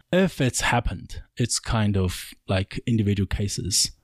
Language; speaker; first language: English; non-native, learner; Chinese